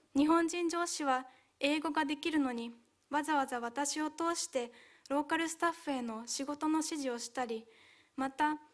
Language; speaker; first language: Japanese; early bilingual, other home language; Hungarian